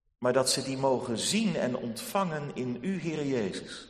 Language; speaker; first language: Dutch; native; Dutch